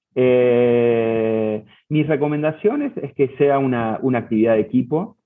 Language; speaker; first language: Spanish; native; Spanish